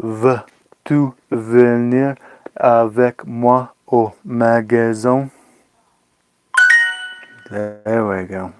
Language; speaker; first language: French; non-native, learner; English